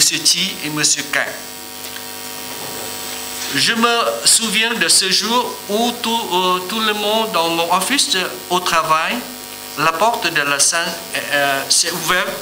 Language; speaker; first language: French; non-native, learner; Vietnamese